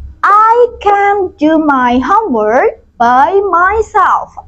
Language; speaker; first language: English; non-native, learner; Indonesian